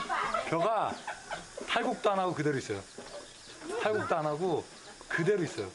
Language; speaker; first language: Korean; native; Korean